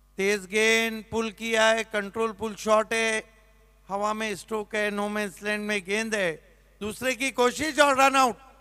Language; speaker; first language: Hindi; non-native, local second language; Marathi